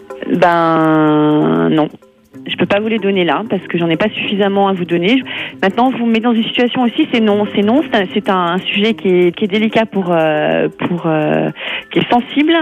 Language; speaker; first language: French; native; French